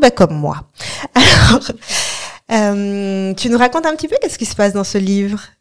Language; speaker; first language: French; native; French